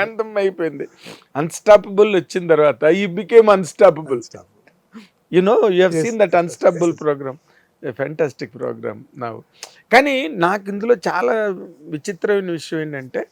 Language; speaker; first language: Telugu; native; Telugu